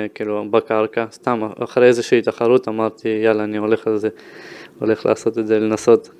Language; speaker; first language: Hebrew; early bilingual, other home language; Ukrainian